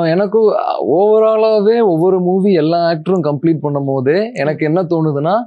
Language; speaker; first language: Tamil; native; Tamil